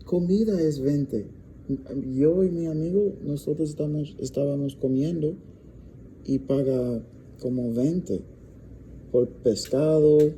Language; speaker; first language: Spanish; non-native, learner; English